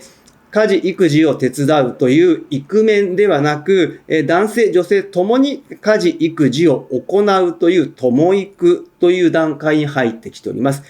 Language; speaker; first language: Japanese; native; Japanese